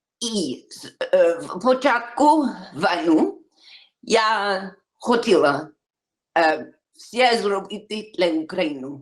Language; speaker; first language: Ukrainian; early bilingual, heritage; English